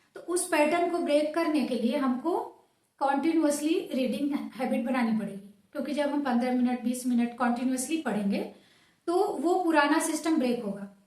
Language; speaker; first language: Hindi; native; Hindi